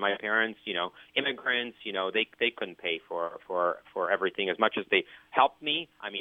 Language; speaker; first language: English; native; English